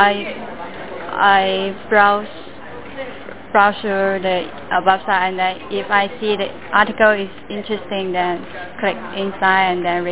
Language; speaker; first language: English; non-native, learner; Cantonese